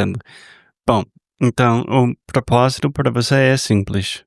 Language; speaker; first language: Portuguese; non-native, fluent; English